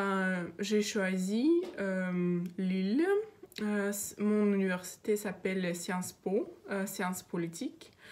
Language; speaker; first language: French; non-native, learner; Russian